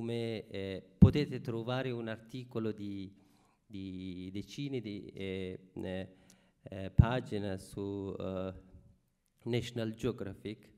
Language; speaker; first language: Italian; non-native, fluent; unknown